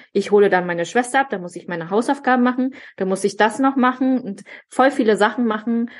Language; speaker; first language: German; early bilingual, other home language; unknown